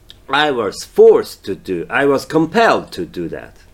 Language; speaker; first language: English; non-native, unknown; Japanese